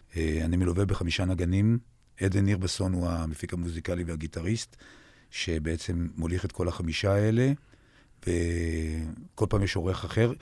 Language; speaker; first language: Hebrew; native; Hebrew